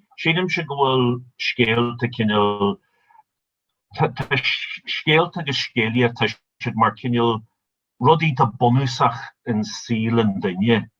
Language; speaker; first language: Irish; native; Irish